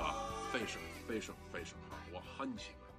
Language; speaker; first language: Chinese; non-native, learner; English